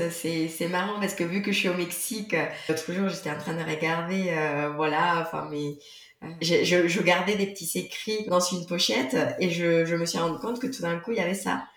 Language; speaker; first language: French; non-native, fluent; Spanish